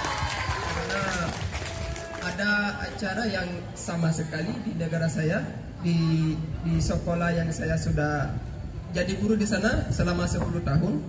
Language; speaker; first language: Indonesian; non-native, fluent; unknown